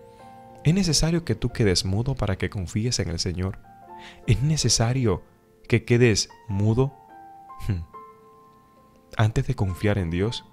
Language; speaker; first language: Spanish; native; Spanish